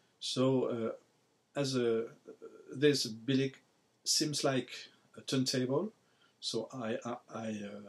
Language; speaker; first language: English; non-native, learner; French